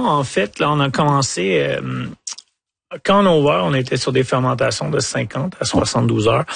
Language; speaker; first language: French; native; French